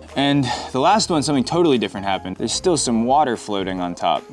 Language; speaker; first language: English; native; English